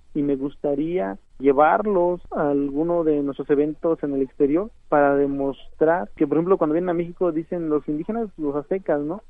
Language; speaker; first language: Spanish; non-native, local second language; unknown